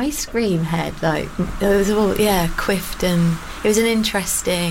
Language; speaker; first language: English; native; English